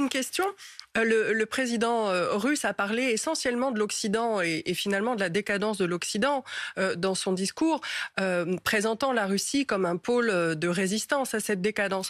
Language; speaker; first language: French; native; French